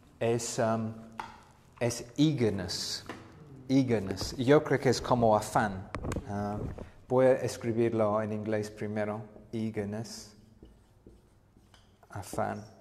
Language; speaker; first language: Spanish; non-native, fluent; English